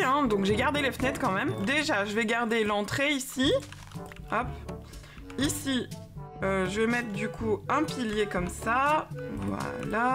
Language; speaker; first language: French; native; French